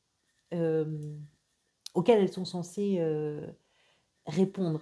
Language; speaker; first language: French; native; French